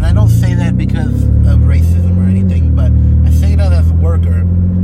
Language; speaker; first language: English; native; English